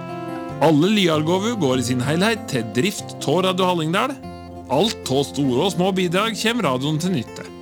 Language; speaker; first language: Norwegian; native; Norwegian